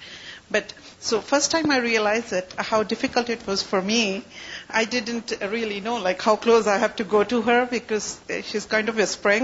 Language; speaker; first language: English; non-native, local second language; Urdu